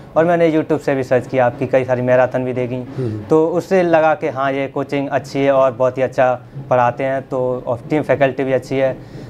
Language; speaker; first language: Hindi; native; Hindi